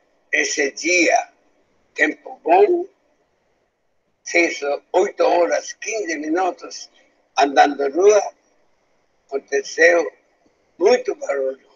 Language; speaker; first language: Portuguese; non-native, learner; Japanese